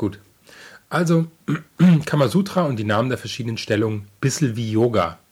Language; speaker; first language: German; native; German